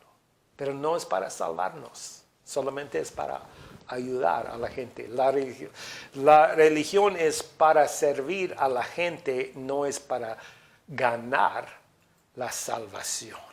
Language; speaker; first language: Spanish; non-native, fluent; English